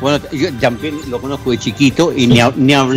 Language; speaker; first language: Spanish; native; Spanish